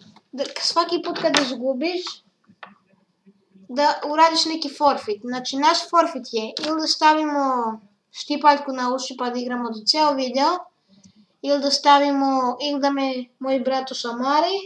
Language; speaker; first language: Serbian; early bilingual, heritage; Serbian